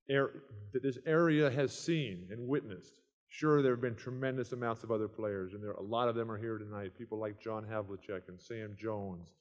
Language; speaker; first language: English; native; English